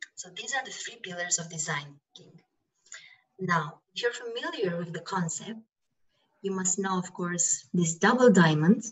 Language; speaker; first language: English; non-native, fluent; Romanian